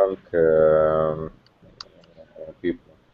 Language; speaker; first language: English; non-native, learner; Russian